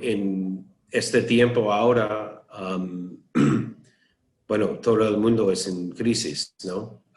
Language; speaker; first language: Spanish; non-native, learner; English